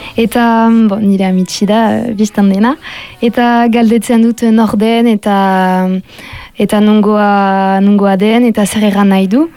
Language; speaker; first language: Basque; non-native, local second language; French